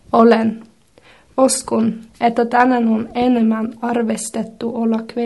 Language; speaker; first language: Finnish; non-native, learner; Norwegian